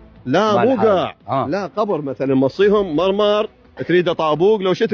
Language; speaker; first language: Arabic; native; Arabic